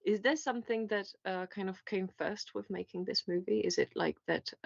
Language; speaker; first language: English; non-native, fluent; Czech